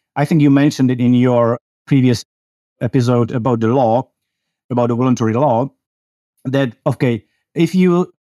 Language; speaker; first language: English; non-native, fluent; Czech